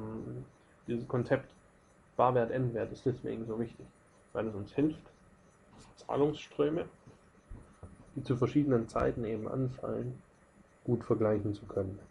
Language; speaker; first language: German; native; German